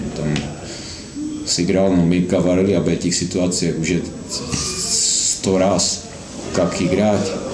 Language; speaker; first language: Russian; non-native, fluent; Slovak